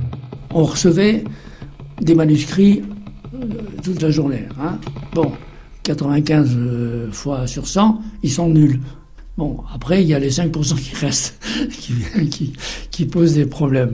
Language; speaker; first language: French; native; French